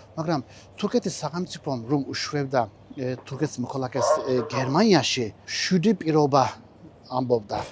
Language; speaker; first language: Georgian; early bilingual, heritage; Georgian